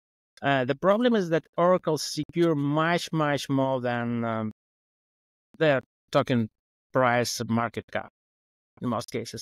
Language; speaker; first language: English; non-native, fluent; Russian